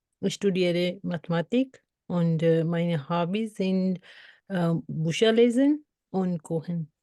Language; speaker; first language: German; non-native, learner; Punjabi